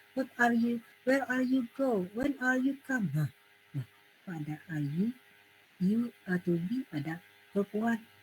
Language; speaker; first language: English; non-native, fluent; Indonesian